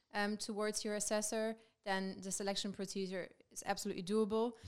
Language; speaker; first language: English; non-native, fluent; German